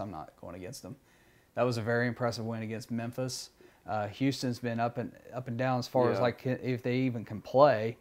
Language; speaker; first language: English; native; English